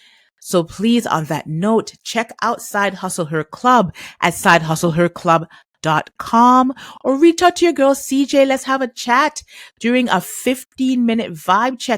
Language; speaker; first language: English; native; English